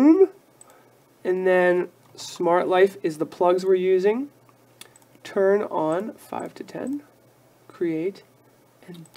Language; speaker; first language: English; native; English